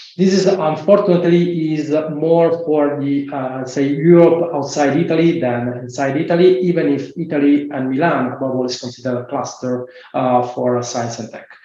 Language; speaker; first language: English; non-native, fluent; Italian